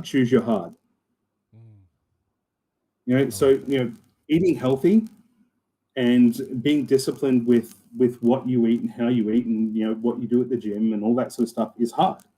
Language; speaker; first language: English; native; English